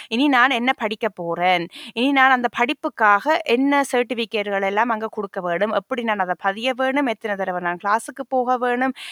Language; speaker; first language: Tamil; native; Tamil